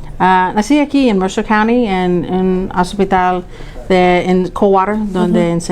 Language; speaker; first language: Spanish; early bilingual, heritage; Spanish